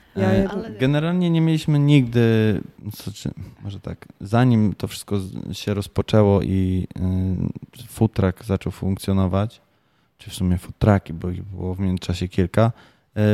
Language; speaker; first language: Polish; native; Polish